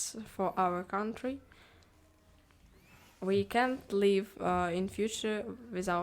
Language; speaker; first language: English; non-native, learner; Ukrainian